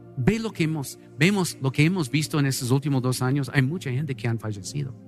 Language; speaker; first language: Spanish; non-native, fluent; English